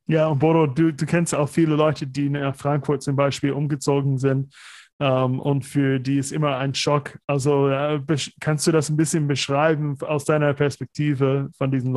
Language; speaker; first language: German; non-native, fluent; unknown